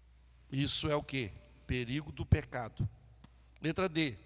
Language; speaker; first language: Portuguese; native; Portuguese